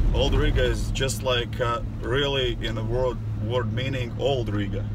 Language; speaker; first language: English; non-native, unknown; Latvian